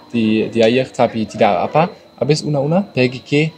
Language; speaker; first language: Indonesian; non-native, learner; German